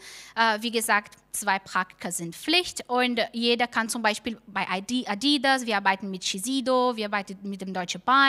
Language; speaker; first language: German; non-native, fluent; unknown